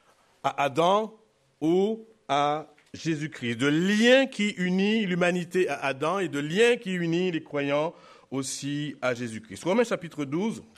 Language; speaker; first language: French; native; French